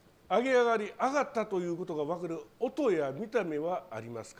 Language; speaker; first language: Japanese; native; Japanese